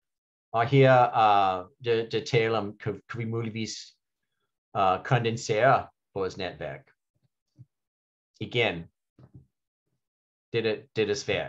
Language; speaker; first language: Danish; non-native, fluent; English